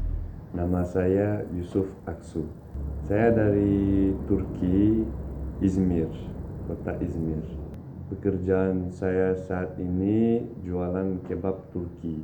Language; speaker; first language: Indonesian; non-native, fluent; Turkish